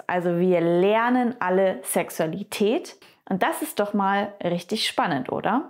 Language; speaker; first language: German; native; German